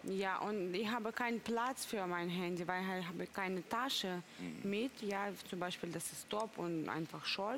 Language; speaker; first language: German; non-native, learner; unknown